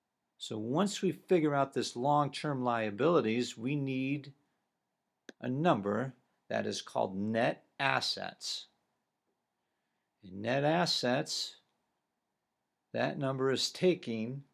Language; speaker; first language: English; native; English